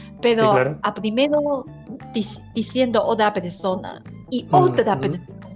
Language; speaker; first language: Spanish; non-native, learner; Chinese